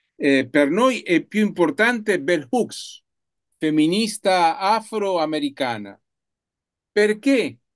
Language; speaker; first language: Italian; non-native, learner; Spanish